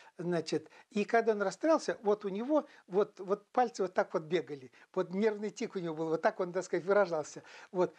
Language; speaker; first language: Russian; non-native, local second language; Chuvash